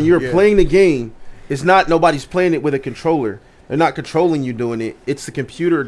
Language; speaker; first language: English; native; English